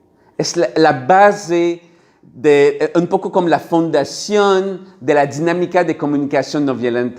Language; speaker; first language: Spanish; non-native, learner; French